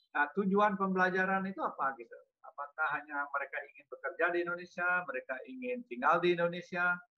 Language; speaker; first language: Indonesian; native; Indonesian